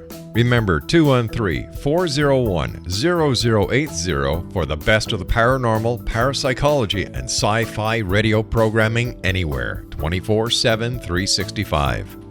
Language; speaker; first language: English; native; English